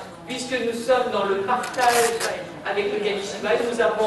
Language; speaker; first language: French; native; French